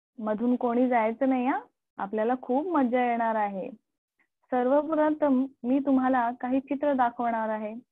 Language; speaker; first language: Marathi; non-native, local second language; Urdu